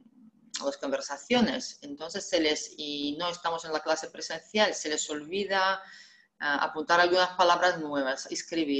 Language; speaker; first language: Spanish; non-native, fluent; Russian